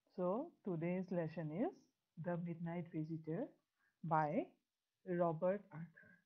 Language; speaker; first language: English; non-native, local second language; Assamese